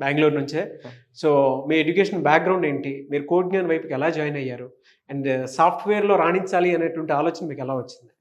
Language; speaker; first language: Telugu; native; Telugu